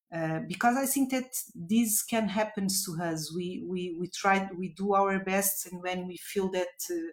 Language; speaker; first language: English; non-native, fluent; Portuguese